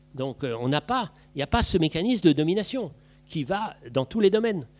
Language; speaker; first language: French; native; French